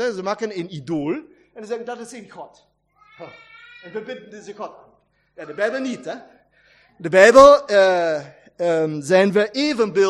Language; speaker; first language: Dutch; non-native, learner; German